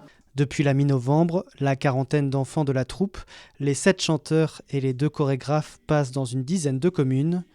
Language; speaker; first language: French; native; French